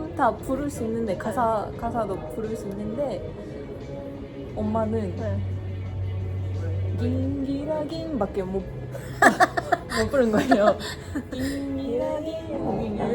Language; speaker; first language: Korean; early bilingual, heritage; Korean